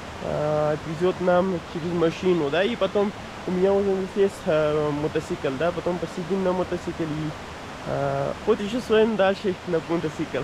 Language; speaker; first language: Russian; non-native, learner; Pashto